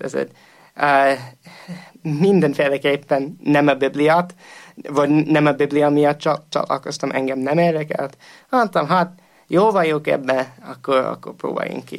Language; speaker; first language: Hungarian; non-native, fluent; English